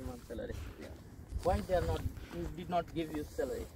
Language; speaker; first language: English; non-native, learner; Bangla